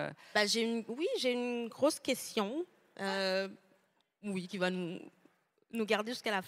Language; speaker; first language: French; native; French